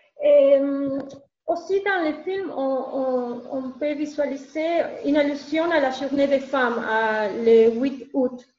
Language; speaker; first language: French; non-native, learner; Spanish